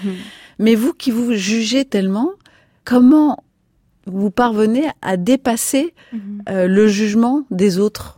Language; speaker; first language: French; native; French